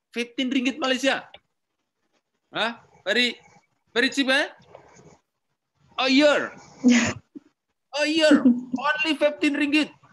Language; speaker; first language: English; non-native, learner; Indonesian